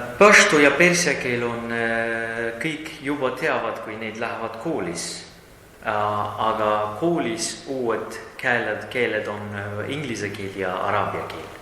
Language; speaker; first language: Estonian; non-native, learner; Pashto